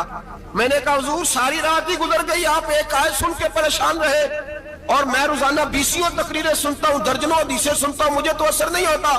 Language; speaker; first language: Hindi; non-native, local second language; Punjabi